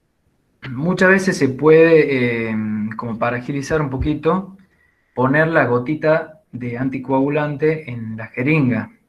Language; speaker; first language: Spanish; native; Spanish